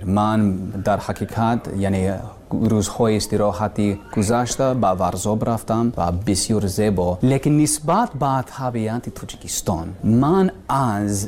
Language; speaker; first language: Persian; non-native, learner; English